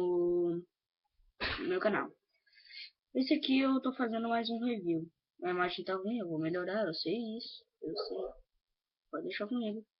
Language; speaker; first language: Portuguese; native; Portuguese